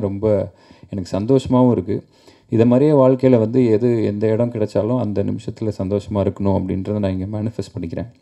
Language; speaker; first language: Tamil; native; Tamil